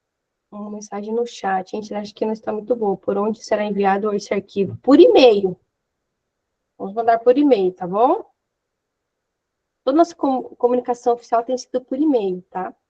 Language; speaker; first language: Portuguese; native; Portuguese